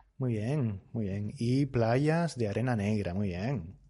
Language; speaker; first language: Spanish; native; Spanish